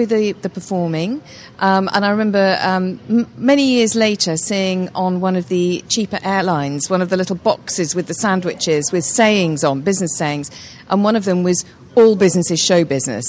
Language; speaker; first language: English; native; English